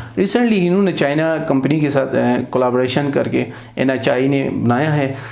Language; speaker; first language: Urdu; non-native, local second language; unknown